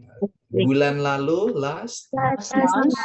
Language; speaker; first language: English; non-native, fluent; Indonesian